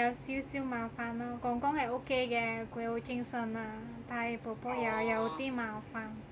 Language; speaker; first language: Cantonese; non-native, fluent; Javanese